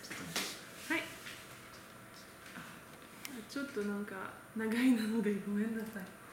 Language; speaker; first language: Japanese; non-native, learner; French